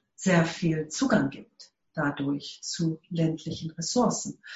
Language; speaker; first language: German; non-native, fluent; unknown